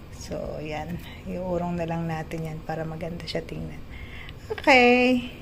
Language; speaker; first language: Filipino; non-native, local second language; Cebuano